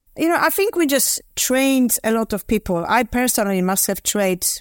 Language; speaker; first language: English; non-native, fluent; Polish